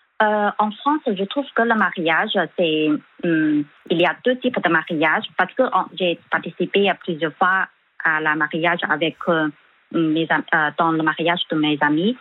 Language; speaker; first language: French; non-native, fluent; Chinese